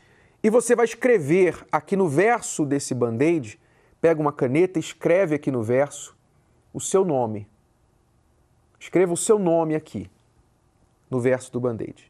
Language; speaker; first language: Portuguese; native; Portuguese